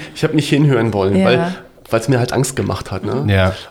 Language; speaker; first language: German; native; German